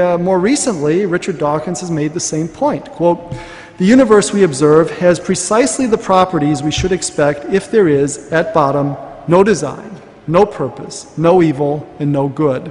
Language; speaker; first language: English; native; English